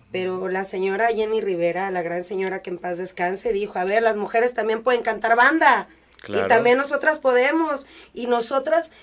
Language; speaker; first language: Spanish; native; Spanish